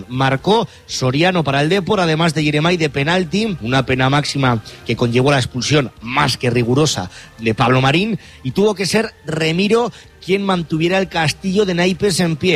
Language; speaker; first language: Spanish; native; Spanish